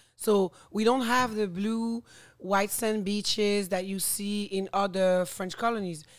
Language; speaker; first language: English; non-native, fluent; French